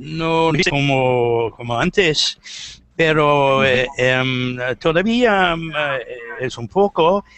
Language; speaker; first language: Spanish; non-native, learner; English